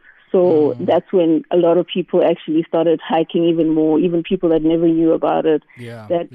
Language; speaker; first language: English; non-native, local second language; Southern Sotho